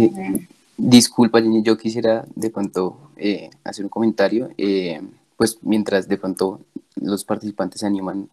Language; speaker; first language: Spanish; native; Spanish